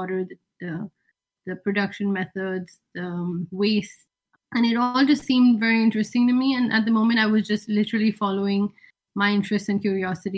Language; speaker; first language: English; non-native, local second language; Hindi